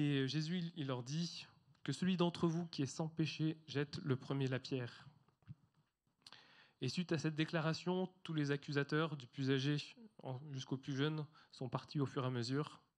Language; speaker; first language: French; native; French